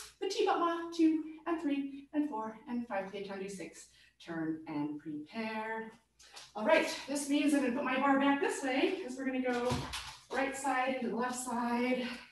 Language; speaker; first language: English; native; English